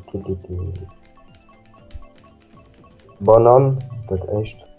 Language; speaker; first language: German; non-native, local second language; Luxembourgish